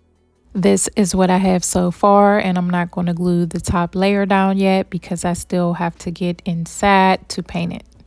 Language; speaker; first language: English; native; English